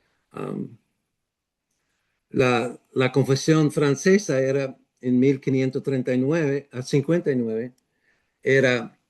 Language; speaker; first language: Spanish; non-native, fluent; English